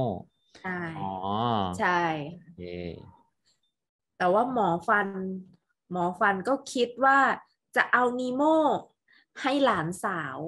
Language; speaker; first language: Thai; native; Thai